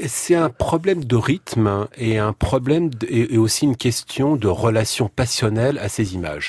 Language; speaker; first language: French; native; French